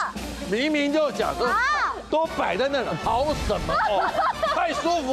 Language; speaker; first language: Chinese; native; Chinese